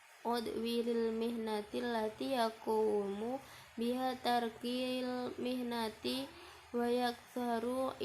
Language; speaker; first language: Arabic; non-native, learner; Indonesian